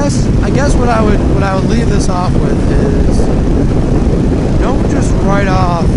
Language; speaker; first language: English; native; English